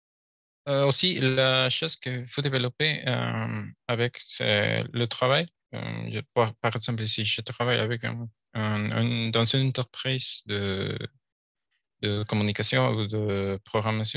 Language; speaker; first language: French; non-native, learner; Spanish